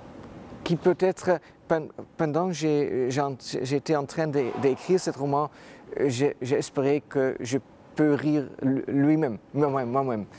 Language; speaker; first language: French; non-native, fluent; Dutch